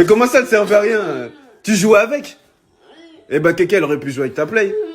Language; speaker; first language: French; native; French